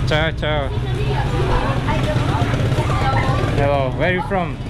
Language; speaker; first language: English; non-native, learner; Slovak